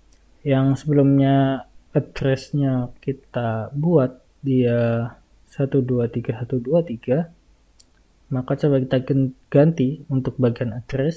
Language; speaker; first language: Indonesian; native; Indonesian